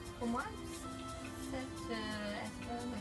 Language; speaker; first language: French; non-native, learner; Chinese